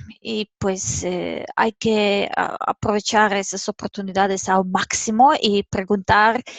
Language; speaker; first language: Spanish; non-native, fluent; Serbian